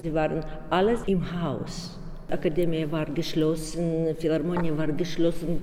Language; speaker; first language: German; non-native, learner; Ukrainian